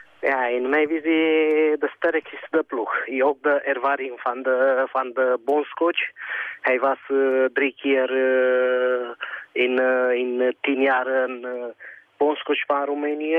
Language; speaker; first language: Dutch; non-native, learner; Romanian